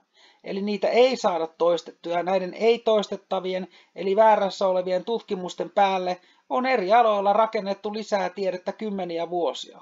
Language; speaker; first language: Finnish; native; Finnish